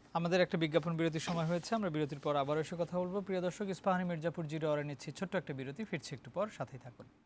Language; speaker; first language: Bangla; native; Bangla